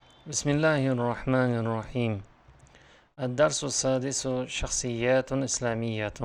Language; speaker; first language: Arabic; non-native, fluent; Uzbek